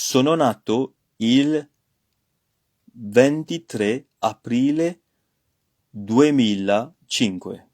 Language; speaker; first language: Italian; non-native, fluent; French